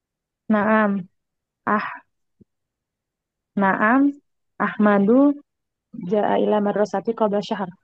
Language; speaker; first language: Arabic; non-native, learner; Indonesian